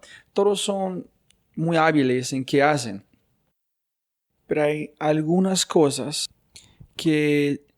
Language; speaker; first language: Spanish; non-native, fluent; English